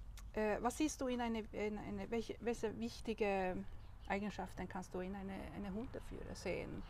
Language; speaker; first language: German; non-native, learner; Swedish